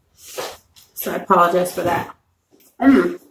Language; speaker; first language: English; native; English